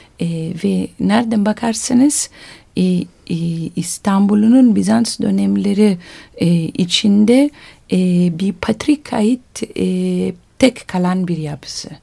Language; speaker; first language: Turkish; non-native, learner; Italian